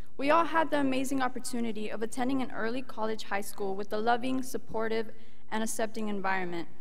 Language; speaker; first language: English; early bilingual, other home language; Spanish